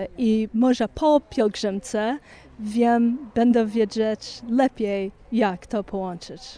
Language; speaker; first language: Polish; non-native, fluent; English